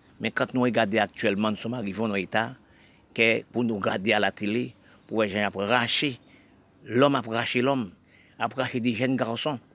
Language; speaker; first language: French; non-native, local second language; Haitian Creole